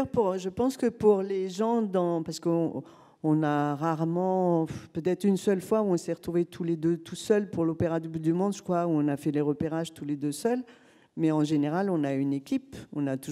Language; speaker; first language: French; native; French